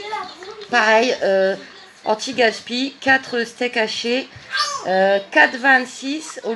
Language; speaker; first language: French; native; French